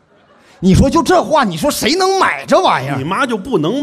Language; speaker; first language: Chinese; native; Chinese